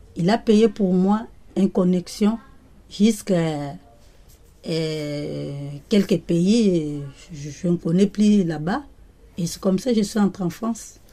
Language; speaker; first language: French; non-native, local second language; Lingala